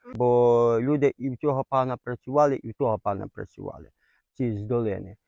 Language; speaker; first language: Ukrainian; native; Ukrainian